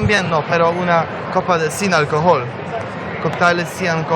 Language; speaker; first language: Spanish; non-native, learner; Polish